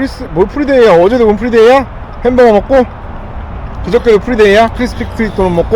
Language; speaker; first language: Korean; native; Korean